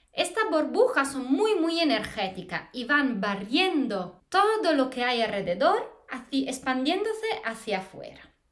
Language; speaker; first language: Spanish; non-native, fluent; Italian